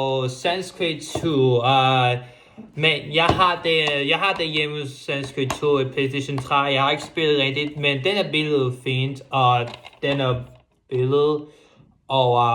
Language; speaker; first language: Danish; non-native, local second language; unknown